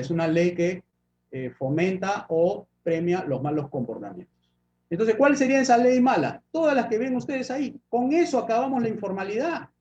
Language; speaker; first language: Spanish; native; Spanish